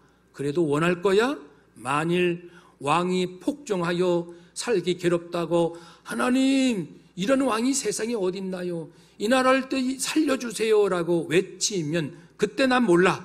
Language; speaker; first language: Korean; native; Korean